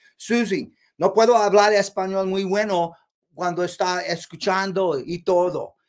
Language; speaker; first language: Spanish; non-native, learner; English